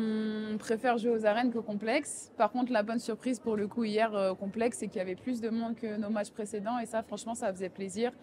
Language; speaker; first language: French; native; French